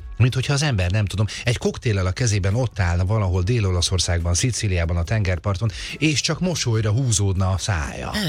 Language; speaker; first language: Hungarian; native; Hungarian